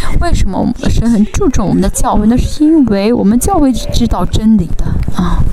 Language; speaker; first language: Chinese; non-native, fluent; Korean